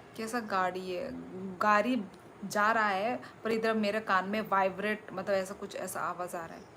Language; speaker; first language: Hindi; non-native, local second language; Kok Borok